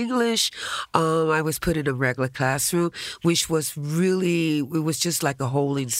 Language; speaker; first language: English; early bilingual, other home language; Spanish